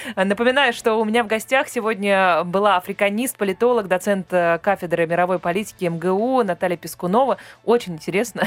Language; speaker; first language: Russian; native; Russian